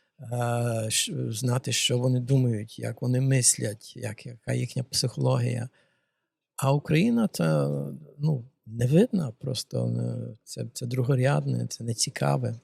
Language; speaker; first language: Ukrainian; early bilingual, heritage; Ukrainian